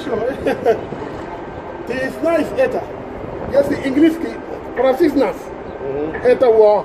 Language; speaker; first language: Russian; non-native, learner; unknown